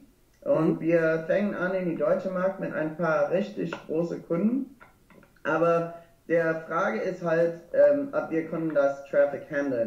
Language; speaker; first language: German; non-native, learner; English